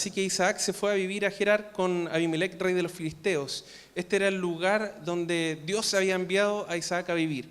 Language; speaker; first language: Spanish; native; Spanish